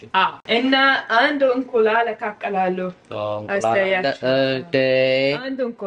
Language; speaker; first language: Amharic; non-native, learner; Arabic